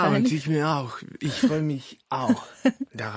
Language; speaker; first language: German; non-native, fluent; Russian